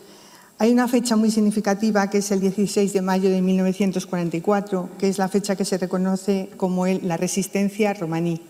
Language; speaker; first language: Spanish; native; Spanish